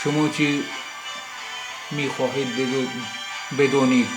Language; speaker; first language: Persian; non-native, fluent; Urdu